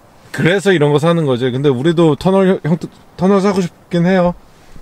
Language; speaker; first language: Korean; native; Korean